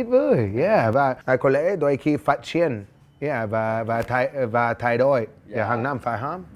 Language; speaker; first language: Vietnamese; non-native, learner; English